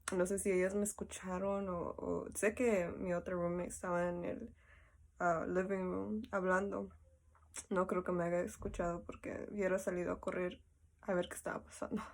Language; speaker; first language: Spanish; early bilingual, heritage; Spanish